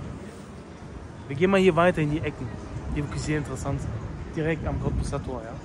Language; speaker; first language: German; native; German